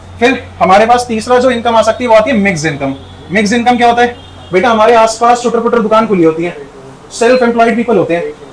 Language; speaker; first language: Hindi; native; Hindi